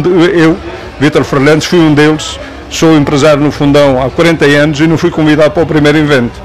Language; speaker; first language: Portuguese; native; Portuguese